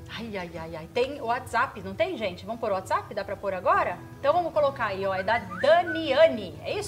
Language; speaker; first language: Portuguese; native; Portuguese